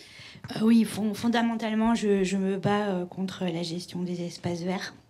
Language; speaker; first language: French; native; French